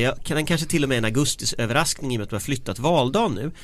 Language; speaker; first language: Swedish; native; Swedish